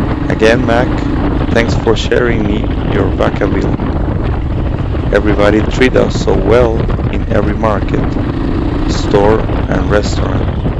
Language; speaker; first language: English; non-native, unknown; Spanish